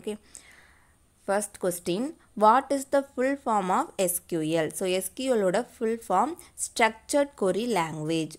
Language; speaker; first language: English; non-native, local second language; Tamil